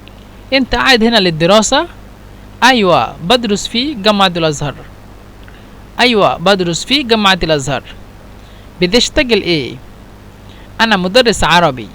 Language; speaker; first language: Arabic; non-native, fluent; Bangla